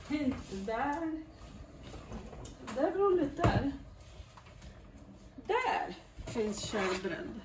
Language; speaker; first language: Swedish; non-native, fluent; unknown